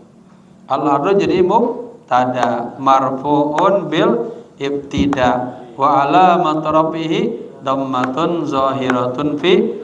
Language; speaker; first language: Arabic; non-native, fluent; Indonesian